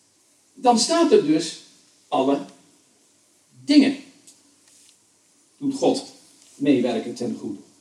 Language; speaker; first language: Dutch; native; Dutch